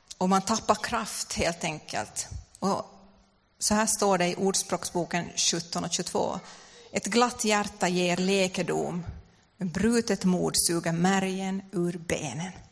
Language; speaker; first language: Swedish; native; Swedish